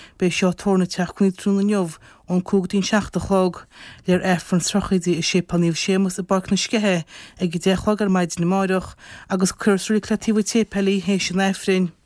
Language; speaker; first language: Irish; native; Irish